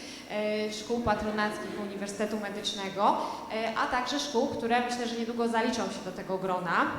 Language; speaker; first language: Polish; native; Polish